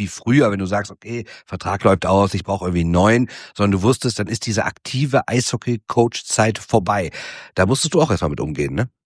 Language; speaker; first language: German; native; German